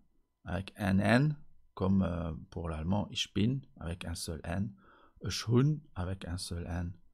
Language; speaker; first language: French; non-native, fluent; Luxembourgish